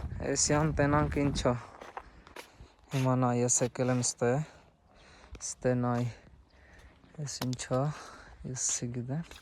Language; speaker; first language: Armenian; non-native, learner; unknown